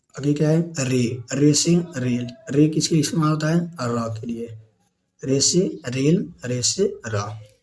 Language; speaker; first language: Hindi; native; Hindi